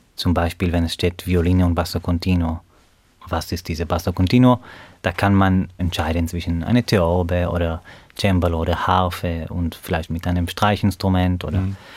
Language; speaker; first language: German; non-native, fluent; Hebrew